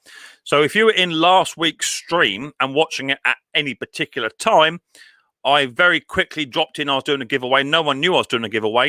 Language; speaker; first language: English; native; English